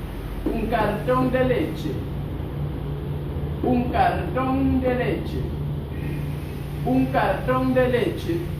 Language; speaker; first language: Spanish; non-native, fluent; Haitian Creole